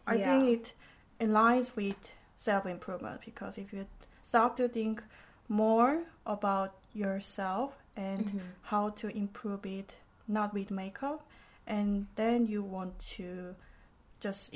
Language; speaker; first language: English; non-native, fluent; Korean